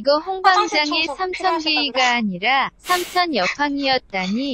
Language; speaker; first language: Korean; native; Korean